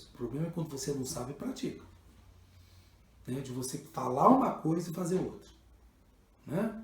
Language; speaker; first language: Portuguese; native; Portuguese